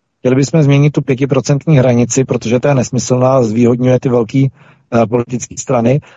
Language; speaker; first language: Czech; native; Czech